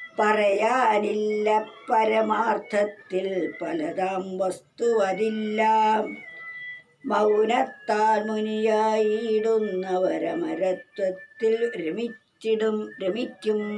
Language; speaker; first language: Malayalam; native; Malayalam